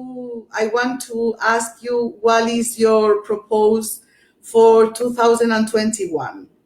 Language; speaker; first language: English; non-native, learner; Portuguese